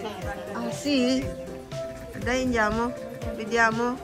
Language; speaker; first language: Italian; non-native, learner; Filipino